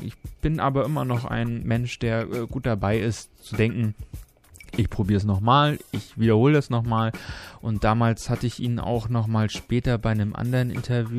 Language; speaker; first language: German; native; German